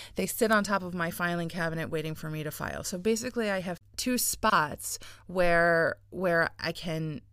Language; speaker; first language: English; native; English